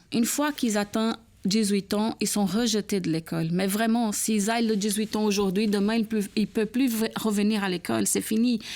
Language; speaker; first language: French; non-native, fluent; Portuguese